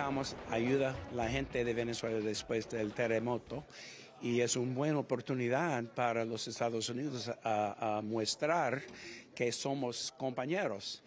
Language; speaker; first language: Spanish; non-native, fluent; English